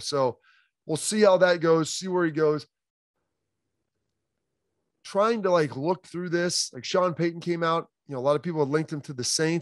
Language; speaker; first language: English; native; English